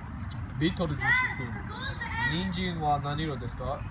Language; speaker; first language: Japanese; non-native, learner; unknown